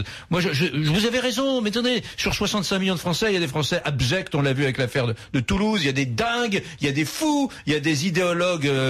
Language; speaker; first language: French; native; French